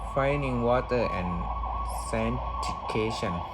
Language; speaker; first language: English; non-native, learner; Thai